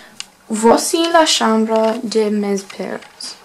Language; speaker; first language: French; non-native, learner; English